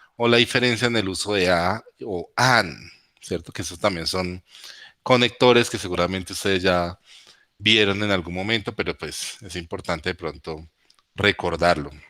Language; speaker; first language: Spanish; native; Spanish